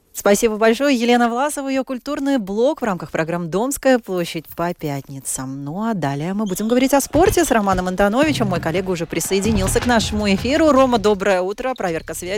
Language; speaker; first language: Russian; native; Russian